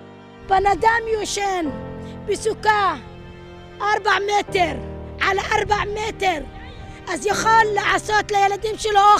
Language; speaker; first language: Hebrew; non-native, local second language; Arabic